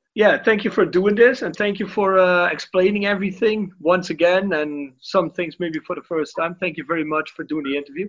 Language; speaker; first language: English; non-native, fluent; Dutch